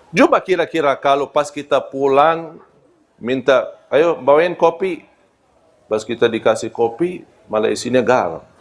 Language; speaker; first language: Malay; non-native, fluent; Arabic